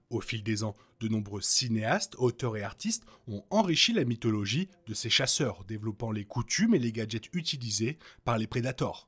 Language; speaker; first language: French; native; French